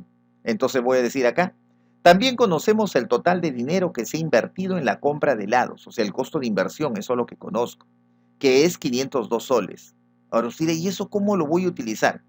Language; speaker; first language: Spanish; native; Spanish